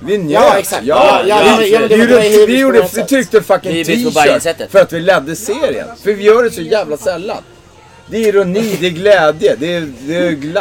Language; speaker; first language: Swedish; native; Swedish